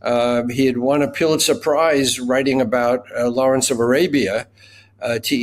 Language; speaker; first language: English; native; English